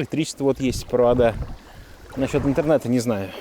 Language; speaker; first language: Russian; native; Russian